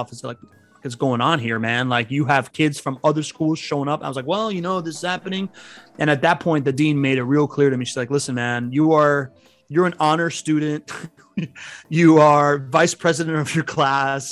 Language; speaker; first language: English; early bilingual, other home language; Spanish